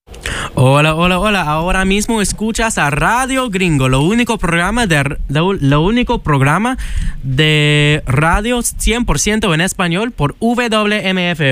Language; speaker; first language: Spanish; non-native, learner; English